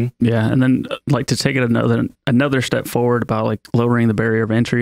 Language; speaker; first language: English; native; English